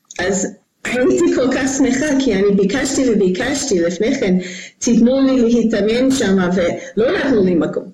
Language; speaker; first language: Hebrew; non-native, fluent; English